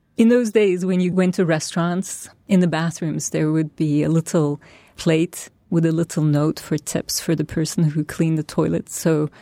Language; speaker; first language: English; non-native, fluent; Turkish